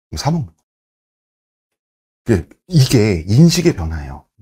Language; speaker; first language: Korean; native; Korean